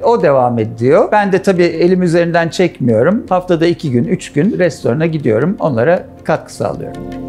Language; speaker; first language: Turkish; native; Turkish